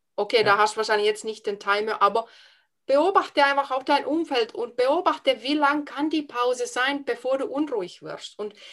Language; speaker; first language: German; non-native, fluent; Finnish